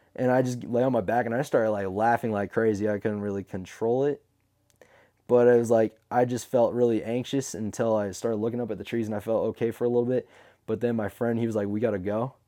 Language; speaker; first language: English; native; English